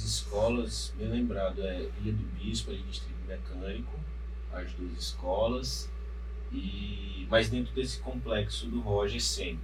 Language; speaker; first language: Portuguese; native; Portuguese